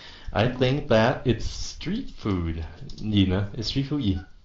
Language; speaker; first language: English; non-native, fluent; Vietnamese